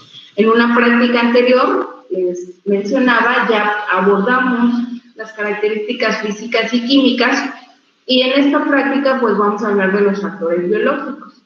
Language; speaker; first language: Spanish; native; Spanish